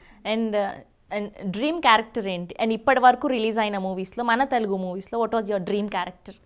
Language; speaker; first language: English; non-native, local second language; Telugu